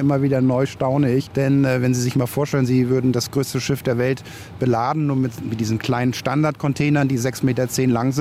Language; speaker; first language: German; native; German